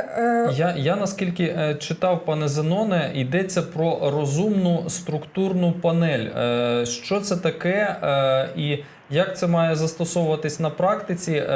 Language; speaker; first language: Ukrainian; native; Ukrainian